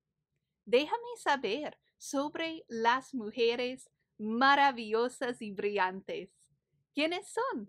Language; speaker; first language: Spanish; early bilingual, heritage; Spanish